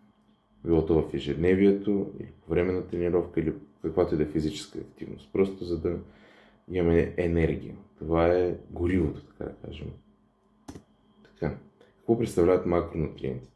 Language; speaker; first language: Bulgarian; native; Bulgarian